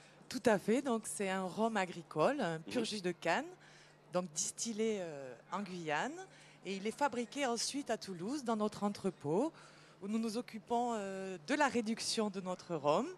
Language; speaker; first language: French; native; French